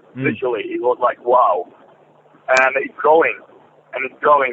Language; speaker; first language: English; non-native, fluent; Polish